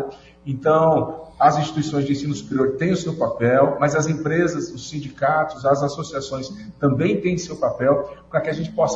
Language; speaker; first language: Portuguese; native; Portuguese